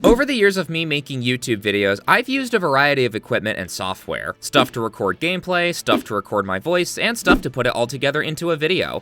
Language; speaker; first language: English; native; English